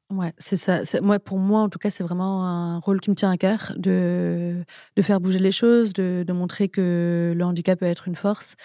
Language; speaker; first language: French; native; French